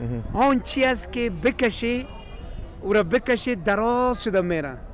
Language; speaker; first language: Persian; native; Persian